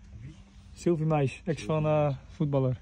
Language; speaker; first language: Dutch; native; Dutch